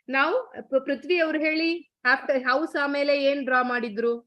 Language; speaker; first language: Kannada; non-native, learner; Tamil